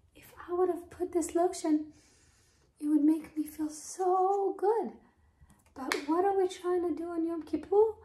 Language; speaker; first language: English; non-native, fluent; Hebrew